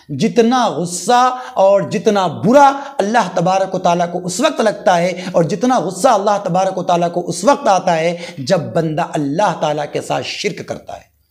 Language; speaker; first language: Urdu; native; Urdu